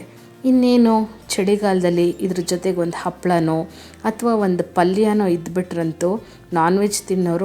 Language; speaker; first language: Kannada; native; Kannada